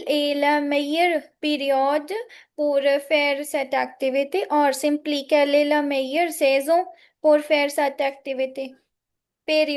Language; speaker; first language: French; non-native, fluent; Punjabi